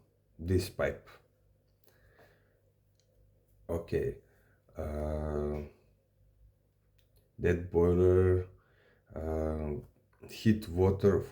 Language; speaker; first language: English; non-native, learner; Serbian